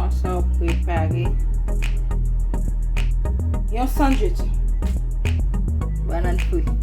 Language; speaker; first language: French; non-native, local second language; Haitian Creole